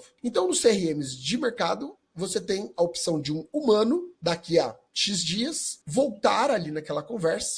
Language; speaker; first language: Portuguese; native; Portuguese